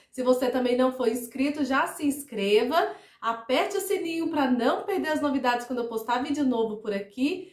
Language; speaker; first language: Portuguese; native; Portuguese